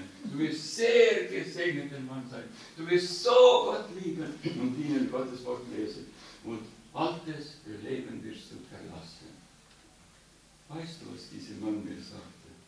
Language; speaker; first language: German; non-native, learner; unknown